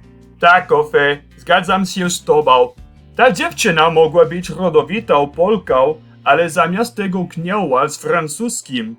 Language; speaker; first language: Polish; non-native, fluent; French